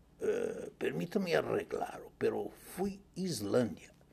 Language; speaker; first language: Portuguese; non-native, learner; Spanish